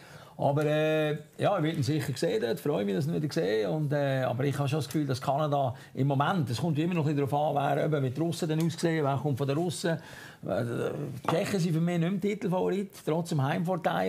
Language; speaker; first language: German; native; German